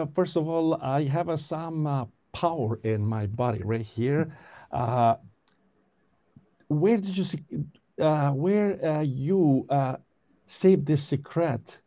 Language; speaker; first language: English; non-native, learner; Albanian